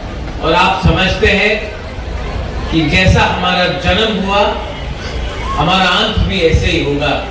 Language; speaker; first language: Hindi; non-native, local second language; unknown